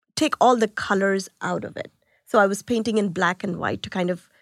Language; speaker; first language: English; non-native, local second language; Tamil